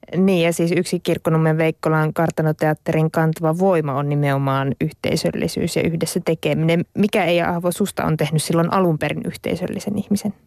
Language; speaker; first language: Finnish; native; Finnish